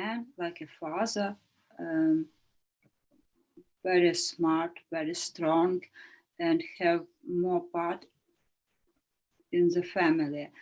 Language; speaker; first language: English; non-native, learner; Ukrainian